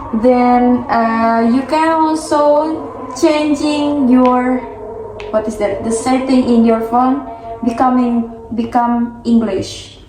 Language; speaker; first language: English; non-native, learner; Indonesian